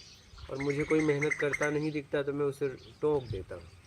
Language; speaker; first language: Hindi; native; Hindi